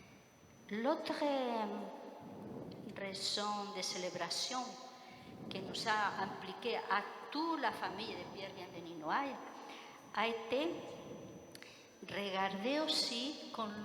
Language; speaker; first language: French; non-native, fluent; Spanish